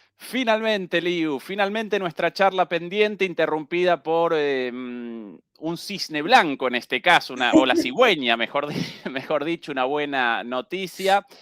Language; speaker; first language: Spanish; native; Spanish